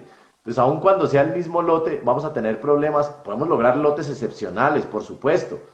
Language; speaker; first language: Spanish; native; Spanish